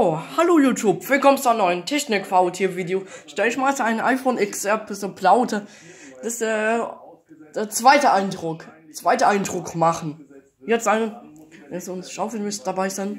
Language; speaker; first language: German; non-native, learner; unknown